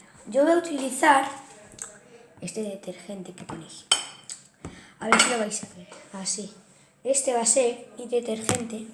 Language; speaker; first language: Spanish; native; Spanish